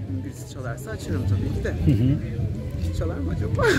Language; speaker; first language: Turkish; native; Turkish